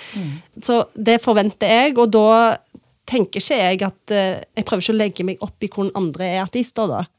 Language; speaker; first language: Norwegian; early bilingual, other home language; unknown